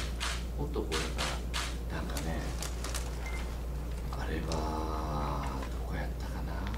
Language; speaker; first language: Japanese; native; Japanese